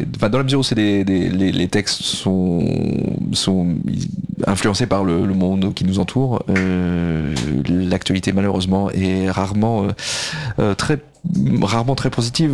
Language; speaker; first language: French; native; French